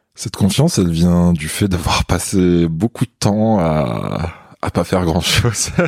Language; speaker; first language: French; non-native, local second language; Kabyle